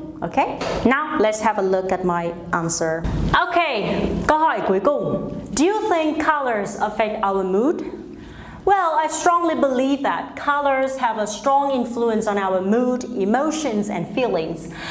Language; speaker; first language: English; non-native, fluent; Vietnamese